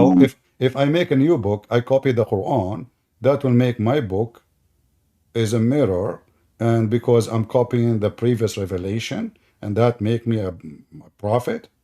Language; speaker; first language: English; non-native, fluent; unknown